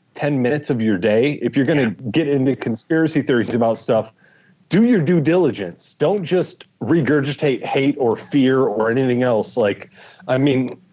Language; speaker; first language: English; native; English